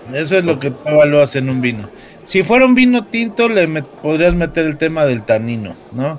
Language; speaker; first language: Spanish; native; Spanish